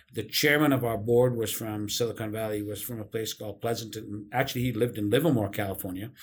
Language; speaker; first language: English; non-native, local second language; Urdu